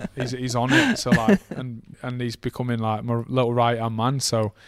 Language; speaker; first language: English; native; English